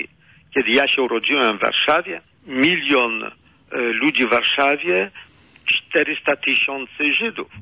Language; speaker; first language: Polish; early bilingual, heritage; Polish